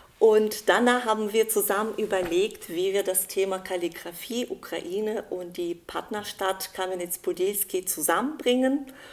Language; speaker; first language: German; non-native, fluent; Ukrainian